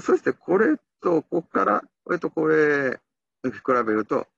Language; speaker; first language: Japanese; native; Japanese